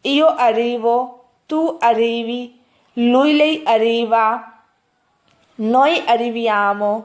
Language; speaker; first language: Italian; non-native, fluent; Urdu